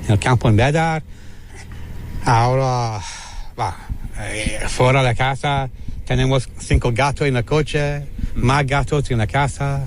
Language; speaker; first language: Spanish; non-native, learner; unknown